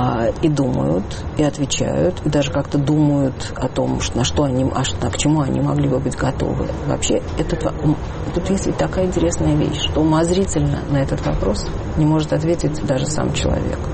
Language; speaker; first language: Russian; native; Russian